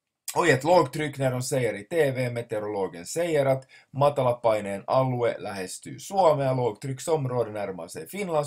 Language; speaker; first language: Swedish; native; Swedish